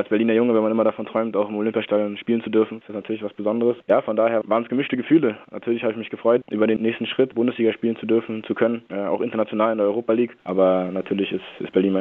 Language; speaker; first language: German; native; German